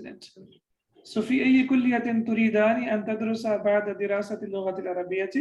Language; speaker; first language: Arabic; non-native, fluent; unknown